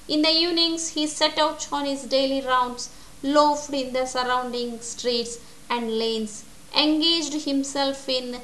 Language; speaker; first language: English; non-native, local second language; Kannada